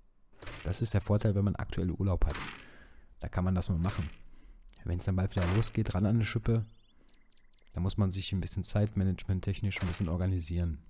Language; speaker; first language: German; native; German